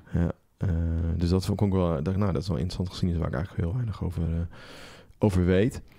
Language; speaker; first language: Dutch; native; Dutch